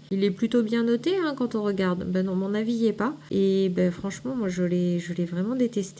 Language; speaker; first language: French; native; French